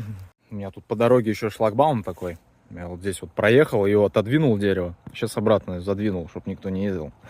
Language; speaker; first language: Russian; native; Russian